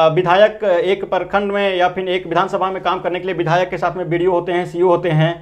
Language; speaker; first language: Hindi; native; Hindi